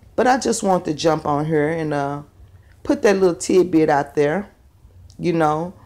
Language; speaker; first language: English; native; English